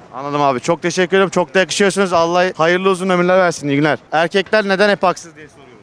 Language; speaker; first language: Turkish; native; Turkish